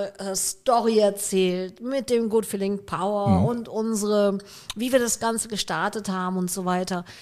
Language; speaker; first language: German; native; German